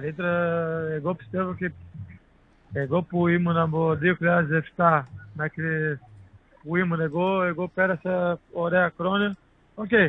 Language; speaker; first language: Greek; non-native, learner; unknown